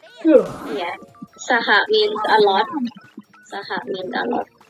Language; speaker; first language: English; non-native, fluent; Thai